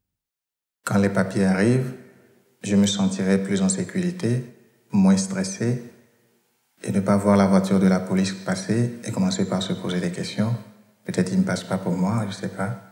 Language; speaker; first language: French; non-native, fluent; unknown